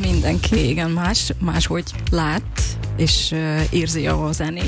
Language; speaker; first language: Hungarian; non-native, local second language; Ukrainian